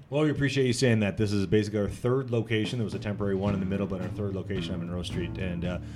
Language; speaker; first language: English; native; English